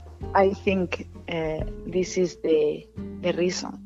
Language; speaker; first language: English; non-native, learner; Spanish